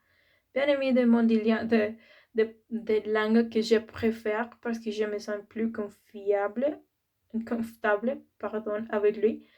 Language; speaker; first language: French; non-native, learner; Spanish